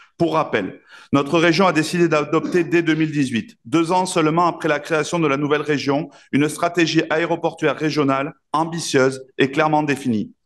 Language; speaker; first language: French; native; French